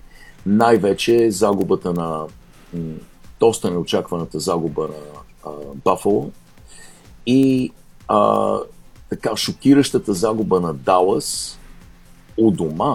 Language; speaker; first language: Bulgarian; native; Bulgarian